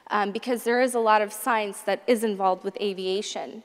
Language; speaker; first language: English; native; English